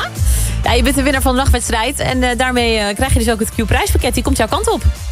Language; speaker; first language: Dutch; native; Dutch